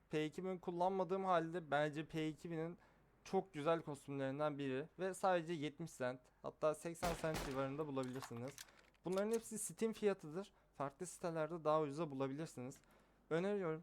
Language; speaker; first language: Turkish; native; Turkish